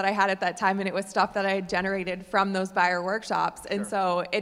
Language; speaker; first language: English; native; English